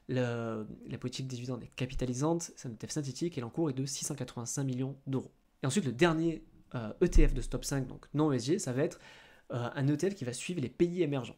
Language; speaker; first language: French; native; French